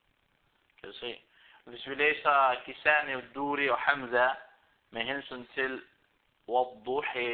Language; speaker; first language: Danish; non-native, fluent; Arabic